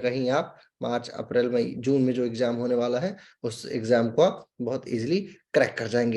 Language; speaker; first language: Hindi; native; Hindi